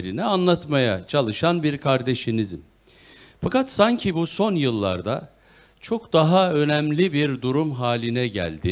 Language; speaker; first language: Turkish; native; Turkish